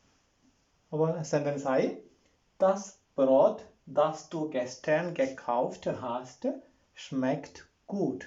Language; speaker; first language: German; non-native, fluent; Malayalam